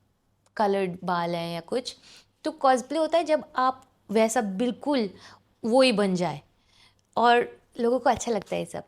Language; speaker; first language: Hindi; non-native, local second language; English